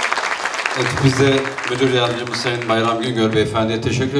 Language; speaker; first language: Turkish; native; Turkish